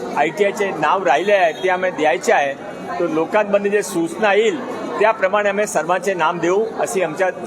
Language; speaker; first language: Marathi; non-native, local second language; Hindi